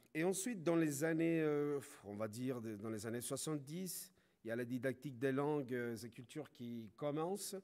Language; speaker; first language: French; non-native, fluent; Spanish